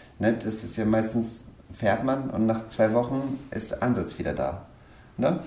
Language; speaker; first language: German; non-native, fluent; Persian